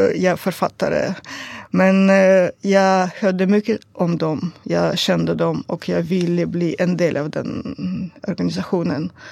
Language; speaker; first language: Swedish; non-native, learner; Russian